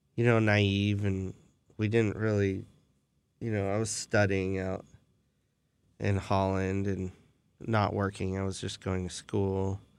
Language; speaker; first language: English; native; English